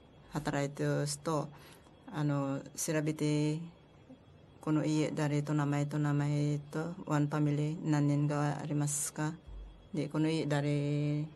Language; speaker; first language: Japanese; non-native, learner; Filipino